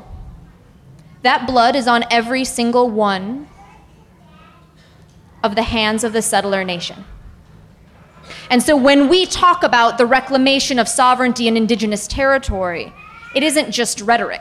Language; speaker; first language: English; native; English